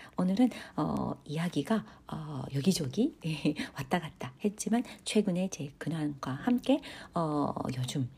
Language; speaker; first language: Korean; non-native, fluent; Japanese